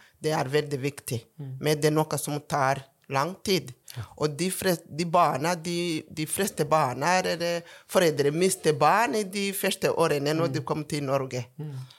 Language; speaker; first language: Norwegian; non-native, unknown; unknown